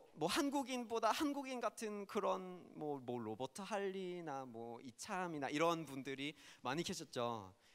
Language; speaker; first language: Korean; non-native, fluent; English